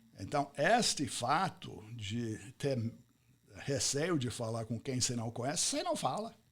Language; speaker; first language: Portuguese; non-native, fluent; English